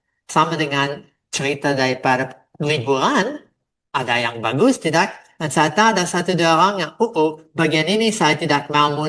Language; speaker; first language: Indonesian; non-native, fluent; English